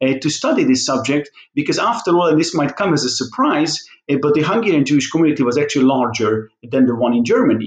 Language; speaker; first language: English; non-native, fluent; Hungarian